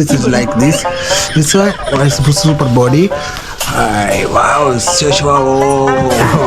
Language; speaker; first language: English; non-native, learner; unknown